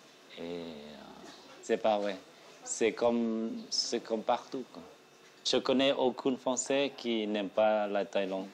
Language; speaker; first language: French; non-native, learner; Thai